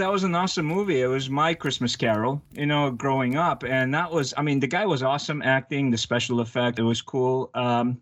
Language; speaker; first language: English; early bilingual, other home language; Arabic